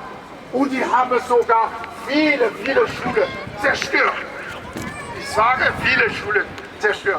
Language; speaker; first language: German; non-native, learner; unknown